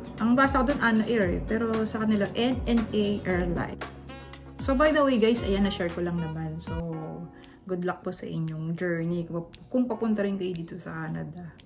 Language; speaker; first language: Filipino; native; Filipino